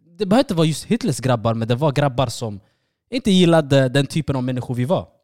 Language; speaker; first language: Swedish; early bilingual, other home language; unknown